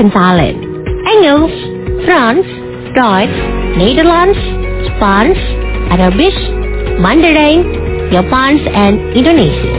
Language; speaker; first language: Dutch; non-native, learner; Indonesian